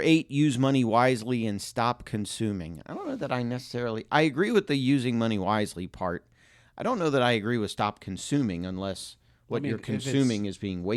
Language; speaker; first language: English; native; English